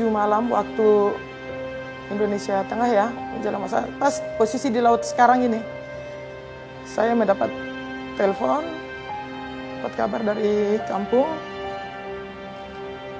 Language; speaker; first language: Indonesian; native; Indonesian